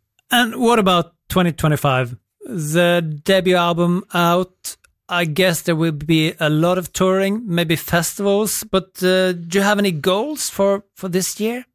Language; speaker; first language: English; non-native, fluent; Norwegian